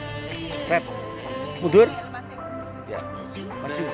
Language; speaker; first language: Indonesian; non-native, local second language; Javanese